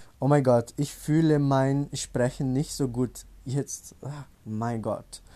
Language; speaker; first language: German; non-native, learner; Portuguese